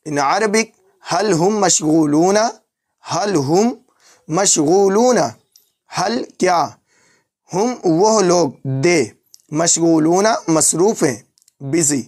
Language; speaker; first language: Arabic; non-native, fluent; Urdu